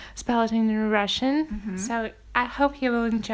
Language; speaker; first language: English; non-native, fluent; Russian